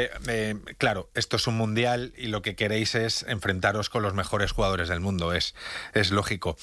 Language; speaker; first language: Spanish; native; Spanish